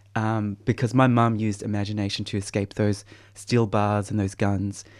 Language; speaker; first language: English; native; English